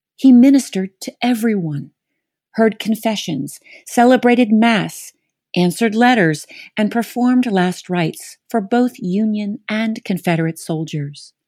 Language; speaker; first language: English; native; English